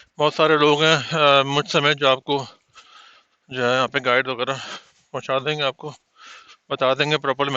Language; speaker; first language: Urdu; native; Urdu